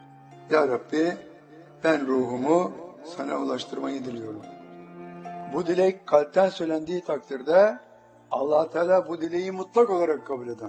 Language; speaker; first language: Turkish; native; Turkish